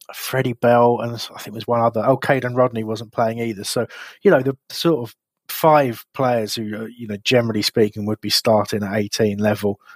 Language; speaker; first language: English; native; English